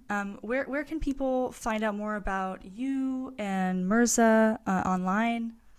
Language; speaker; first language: English; native; English